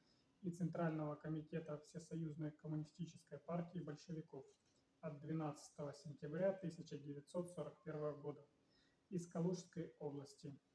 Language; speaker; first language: Russian; native; Russian